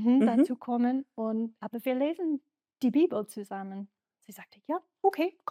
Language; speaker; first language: German; non-native, fluent; English